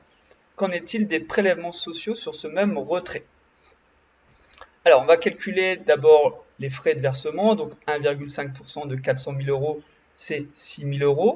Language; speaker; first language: French; native; French